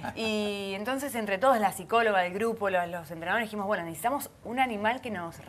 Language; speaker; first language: Spanish; native; Spanish